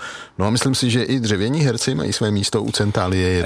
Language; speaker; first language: Czech; native; Czech